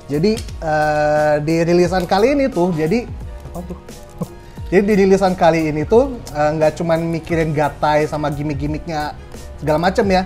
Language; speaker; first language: Indonesian; native; Indonesian